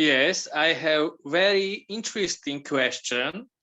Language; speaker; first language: English; non-native, learner; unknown